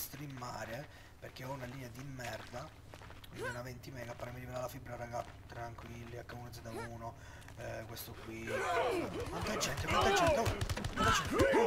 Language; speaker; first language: Italian; native; Italian